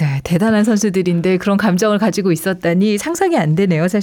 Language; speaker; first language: Korean; native; Korean